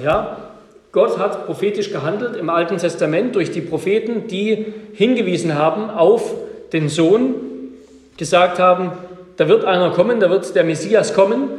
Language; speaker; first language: German; native; German